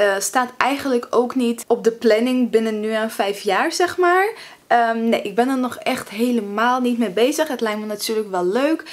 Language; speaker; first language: Dutch; early bilingual, other home language; Russian